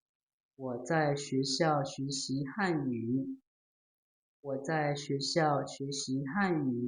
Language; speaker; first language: Chinese; non-native, learner; Lao